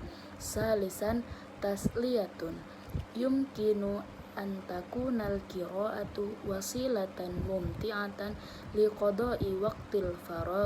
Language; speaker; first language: Arabic; non-native, learner; Indonesian